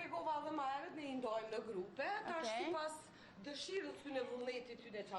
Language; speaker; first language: Albanian; native; Albanian